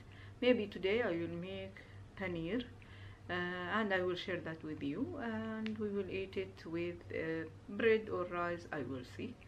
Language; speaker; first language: English; non-native, learner; Urdu